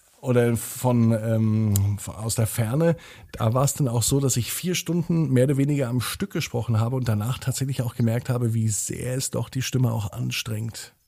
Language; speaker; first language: German; native; German